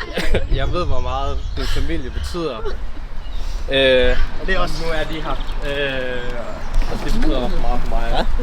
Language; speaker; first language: Danish; early bilingual, other home language; Tamil